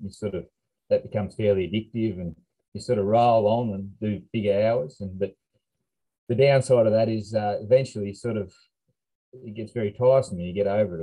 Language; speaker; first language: English; native; English